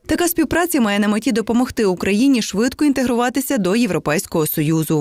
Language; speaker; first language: Ukrainian; native; Ukrainian